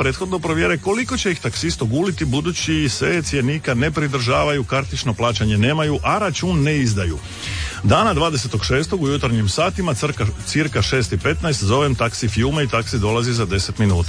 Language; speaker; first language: Serbian; native; Serbian